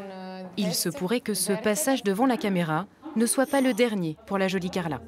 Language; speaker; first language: French; native; French